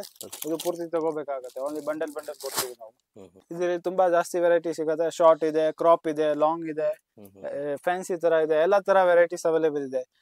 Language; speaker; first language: Kannada; non-native, local second language; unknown